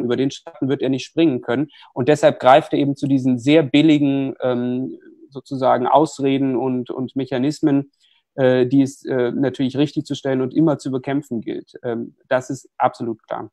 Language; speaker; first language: German; native; German